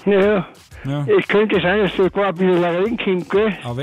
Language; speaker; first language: German; native; German